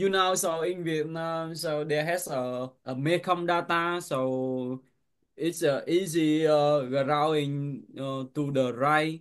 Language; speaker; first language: English; non-native, learner; Vietnamese